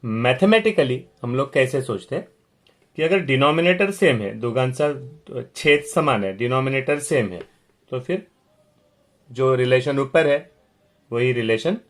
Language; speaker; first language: Hindi; non-native, local second language; Marathi